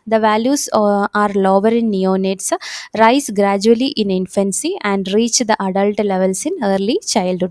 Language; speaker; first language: English; non-native, local second language; Malayalam